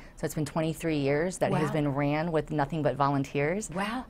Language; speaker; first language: English; native; English